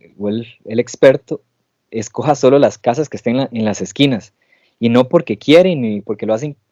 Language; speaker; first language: Spanish; native; Spanish